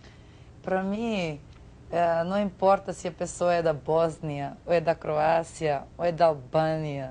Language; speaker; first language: Portuguese; non-native, fluent; Serbian